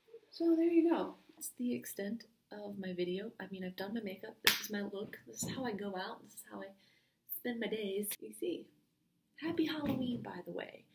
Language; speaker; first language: English; native; English